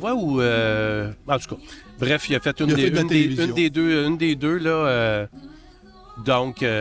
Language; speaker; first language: French; native; French